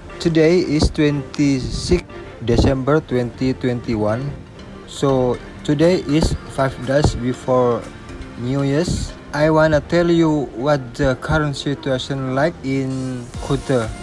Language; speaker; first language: English; non-native, local second language; Indonesian